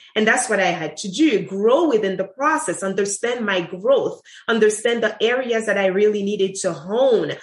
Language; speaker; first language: English; non-native, fluent; Haitian Creole